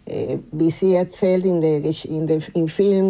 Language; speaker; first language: German; non-native, fluent; Spanish